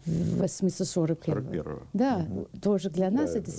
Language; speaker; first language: Russian; non-native, learner; English